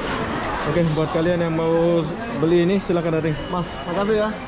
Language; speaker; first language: Malay; native; Malay